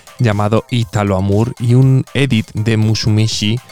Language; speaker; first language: Spanish; native; Spanish